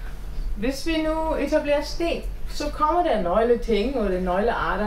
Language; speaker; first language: Danish; non-native, fluent; German